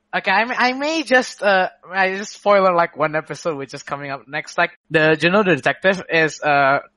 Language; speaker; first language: English; non-native, fluent; Indonesian